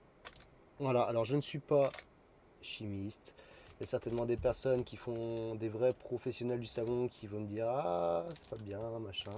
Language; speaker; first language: French; native; French